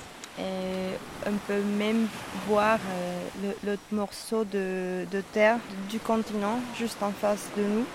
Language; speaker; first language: French; non-native, learner; Spanish